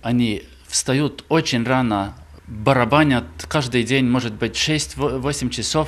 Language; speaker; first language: Russian; non-native, fluent; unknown